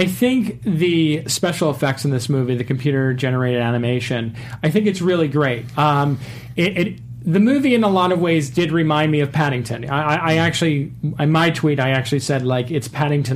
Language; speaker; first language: English; native; English